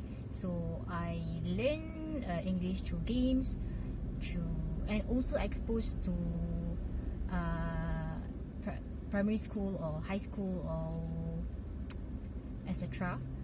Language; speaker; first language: English; non-native, local second language; Malay